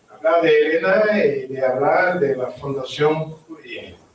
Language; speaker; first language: Spanish; non-native, learner; Haitian Creole